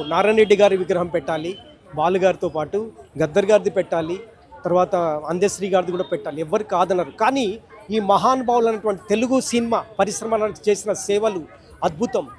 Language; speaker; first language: Telugu; native; Telugu